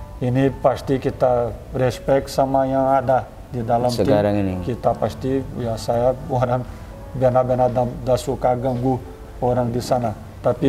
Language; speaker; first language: Indonesian; non-native, fluent; Portuguese